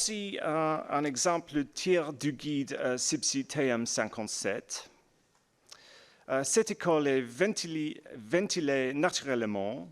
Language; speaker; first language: French; non-native, learner; English